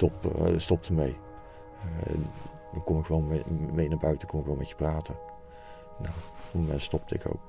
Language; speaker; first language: Dutch; native; Dutch